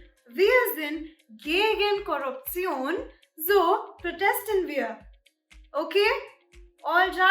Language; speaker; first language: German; non-native, learner; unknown